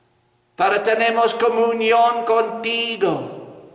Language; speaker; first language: Spanish; non-native, fluent; English